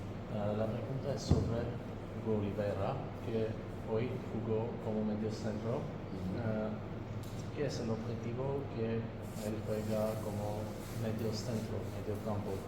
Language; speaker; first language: Spanish; non-native, fluent; Armenian